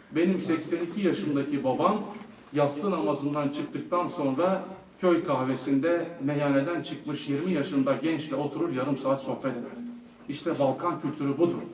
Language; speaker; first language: Turkish; native; Turkish